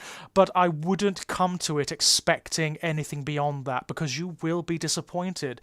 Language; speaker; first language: English; native; English